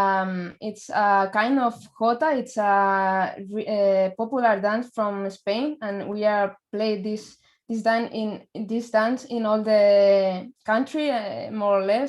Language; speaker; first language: English; non-native, learner; Spanish